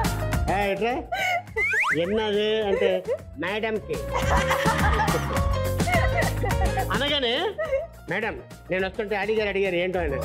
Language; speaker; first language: Telugu; native; Telugu